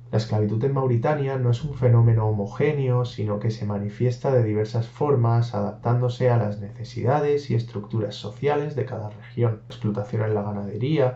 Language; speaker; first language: Spanish; native; Spanish